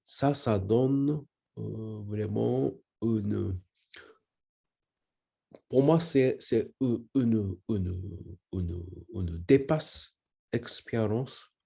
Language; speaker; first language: French; non-native, learner; Japanese